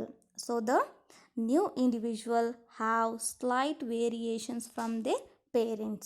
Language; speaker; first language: English; non-native, local second language; Kannada